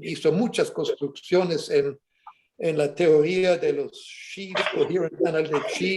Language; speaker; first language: Spanish; non-native, fluent; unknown